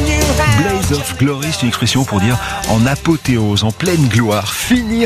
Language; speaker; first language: French; native; French